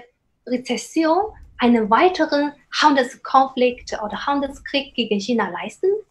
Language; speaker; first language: German; non-native, fluent; Chinese